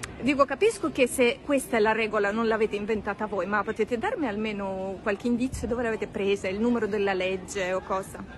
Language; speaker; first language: Italian; non-native, fluent; Russian